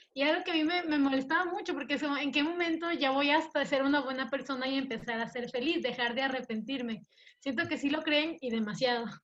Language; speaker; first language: Spanish; native; Spanish